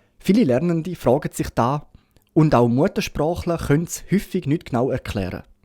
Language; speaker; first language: German; native; German